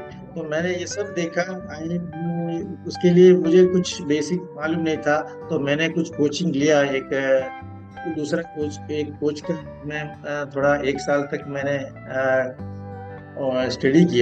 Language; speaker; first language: Hindi; non-native, local second language; Malayalam